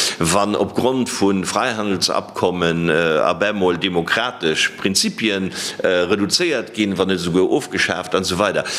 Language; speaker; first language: Luxembourgish; native; Luxembourgish